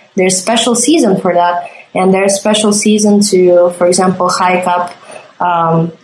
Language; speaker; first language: English; non-native, fluent; Latvian